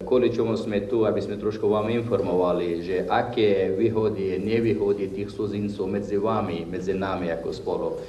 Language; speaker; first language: Slovak; non-native, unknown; Persian